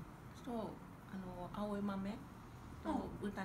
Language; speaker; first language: Japanese; non-native, learner; Chinese